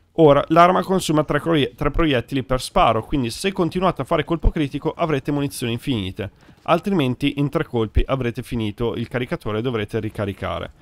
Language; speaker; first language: Italian; native; Italian